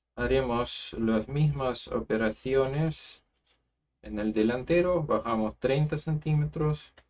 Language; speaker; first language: Spanish; non-native, fluent; Russian